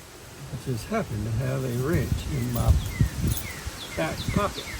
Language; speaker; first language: English; native; English